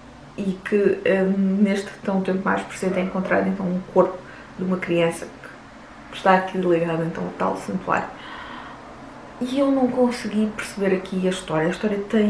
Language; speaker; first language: Portuguese; native; Portuguese